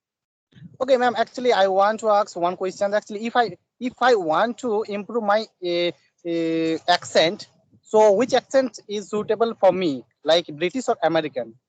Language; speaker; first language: English; non-native, learner; Bangla